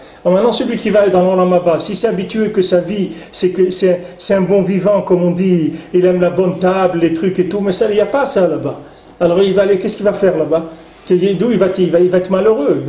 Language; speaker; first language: French; native; French